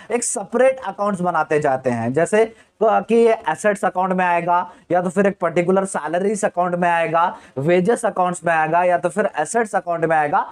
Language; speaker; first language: Hindi; native; Hindi